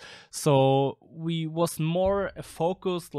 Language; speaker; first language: English; non-native, fluent; German